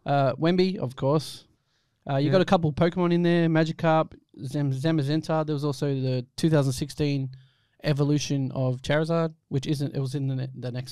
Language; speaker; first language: English; native; English